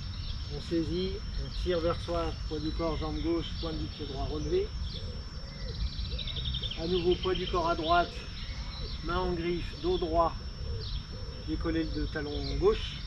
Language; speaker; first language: French; native; French